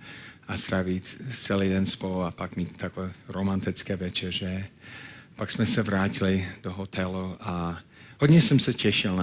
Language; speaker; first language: Czech; non-native, fluent; English